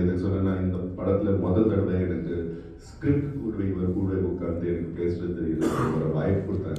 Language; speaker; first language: Tamil; non-native, fluent; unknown